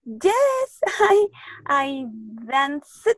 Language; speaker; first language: English; non-native, learner; Spanish